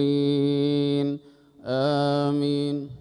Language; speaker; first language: Arabic; native; Arabic